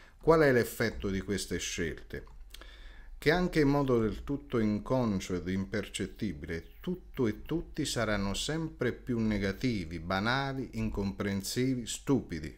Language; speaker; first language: Italian; native; Italian